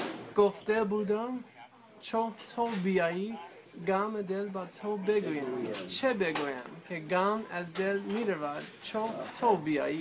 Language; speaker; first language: Persian; non-native, learner; English